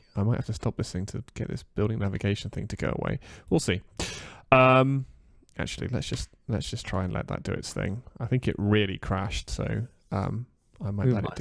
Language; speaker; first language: English; native; English